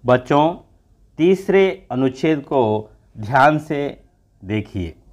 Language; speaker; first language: Hindi; non-native, local second language; Telugu